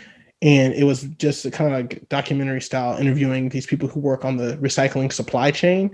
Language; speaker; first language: English; native; English